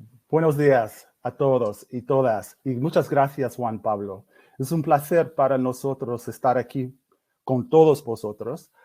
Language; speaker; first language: Spanish; non-native, fluent; English